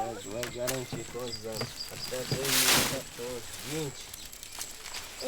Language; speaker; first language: Portuguese; non-native, local second language; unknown